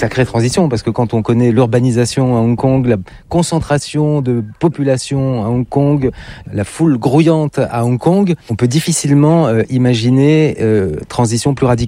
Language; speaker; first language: French; native; French